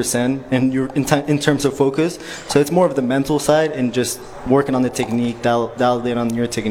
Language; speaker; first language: English; non-native, fluent; Spanish